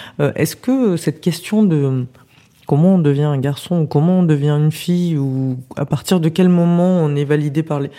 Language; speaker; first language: French; native; French